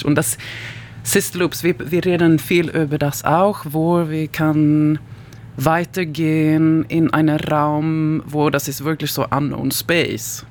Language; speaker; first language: German; non-native, learner; Swedish